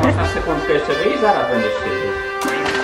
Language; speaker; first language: Polish; native; Polish